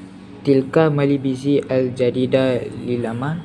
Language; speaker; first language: Arabic; non-native, learner; Malay